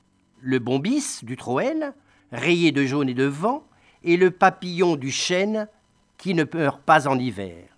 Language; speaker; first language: French; native; French